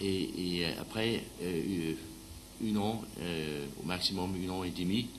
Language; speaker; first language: French; non-native, learner; Danish